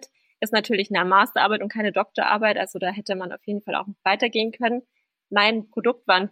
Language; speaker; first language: German; native; German